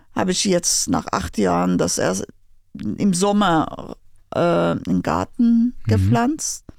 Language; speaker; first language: German; non-native, fluent; Persian